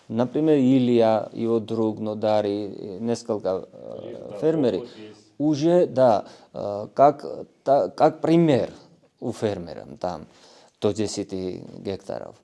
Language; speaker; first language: Russian; non-native, fluent; Georgian